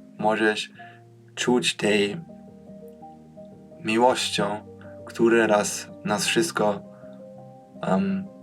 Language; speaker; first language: Polish; early bilingual, heritage; Polish